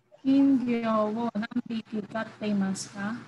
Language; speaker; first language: Japanese; non-native, learner; Filipino